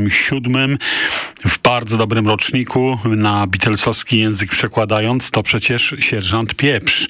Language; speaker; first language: Polish; native; Polish